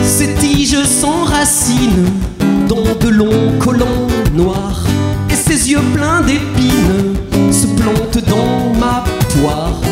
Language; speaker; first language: French; native; French